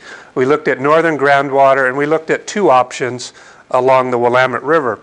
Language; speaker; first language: English; native; English